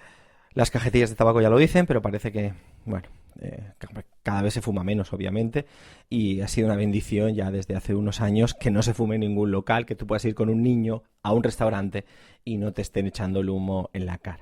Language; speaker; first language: Spanish; native; Spanish